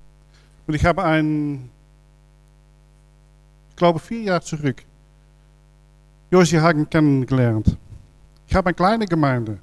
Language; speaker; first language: German; non-native, learner; Dutch